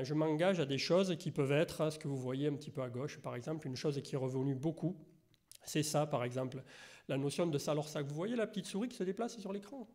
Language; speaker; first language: French; native; French